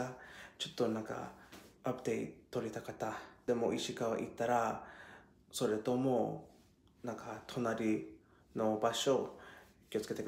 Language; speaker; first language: Japanese; non-native, learner; English